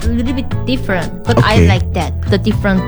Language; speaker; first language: English; non-native, learner; Korean